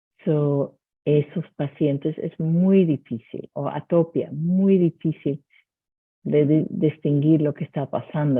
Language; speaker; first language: Spanish; early bilingual, heritage; Spanish